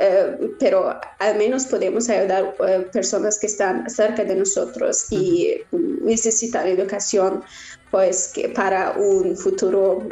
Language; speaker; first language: Spanish; non-native, learner; Persian